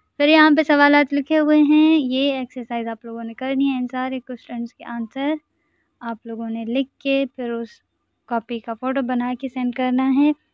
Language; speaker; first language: Urdu; non-native, local second language; Sindhi